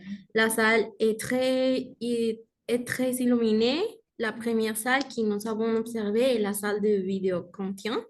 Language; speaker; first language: French; non-native, learner; Spanish